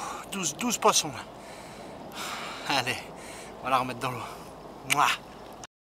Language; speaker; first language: French; non-native, fluent; English